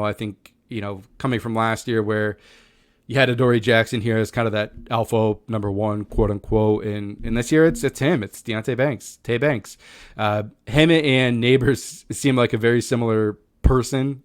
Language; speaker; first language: English; native; English